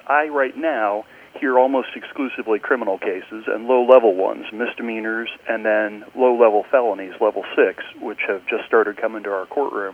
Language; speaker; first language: English; native; English